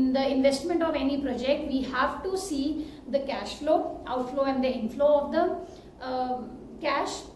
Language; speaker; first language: English; non-native, local second language; Hindi